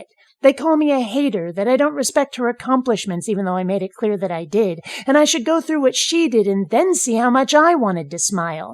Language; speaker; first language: English; native; English